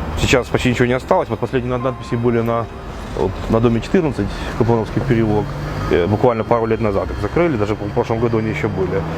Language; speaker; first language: Russian; native; Russian